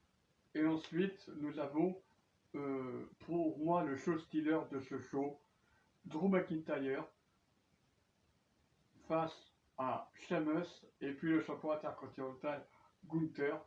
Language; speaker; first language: French; native; French